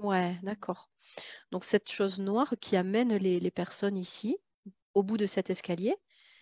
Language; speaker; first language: French; native; French